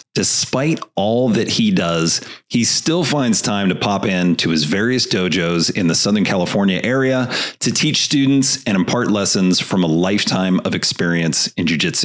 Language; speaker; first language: English; native; English